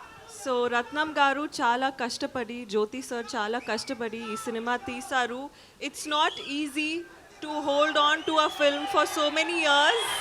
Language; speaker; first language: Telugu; non-native, learner; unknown